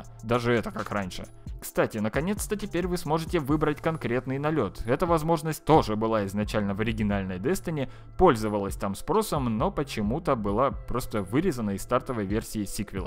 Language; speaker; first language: Russian; native; Russian